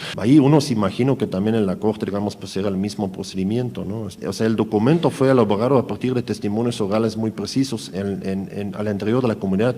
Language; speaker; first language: Spanish; native; Spanish